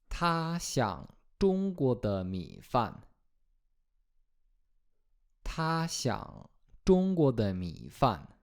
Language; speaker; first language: Chinese; non-native, fluent; Polish